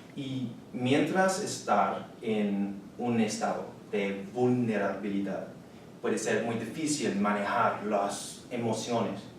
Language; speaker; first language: Spanish; non-native, learner; English